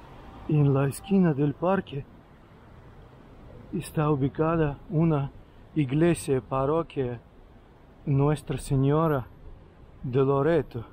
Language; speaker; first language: Spanish; non-native, fluent; Russian